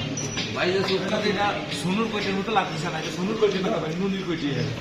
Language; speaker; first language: Hindi; non-native, learner; Bangla